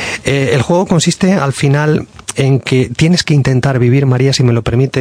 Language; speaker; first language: Spanish; native; Spanish